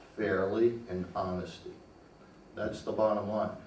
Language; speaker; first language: English; native; English